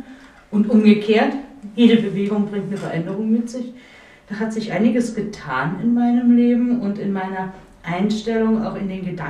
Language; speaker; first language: German; native; German